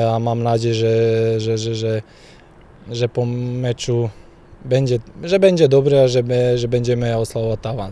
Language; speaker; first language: Polish; non-native, fluent; Slovak